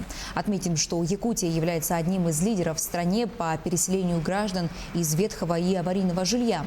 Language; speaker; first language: Russian; native; Russian